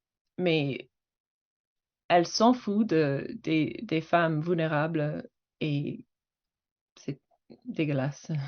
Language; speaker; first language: French; non-native, fluent; English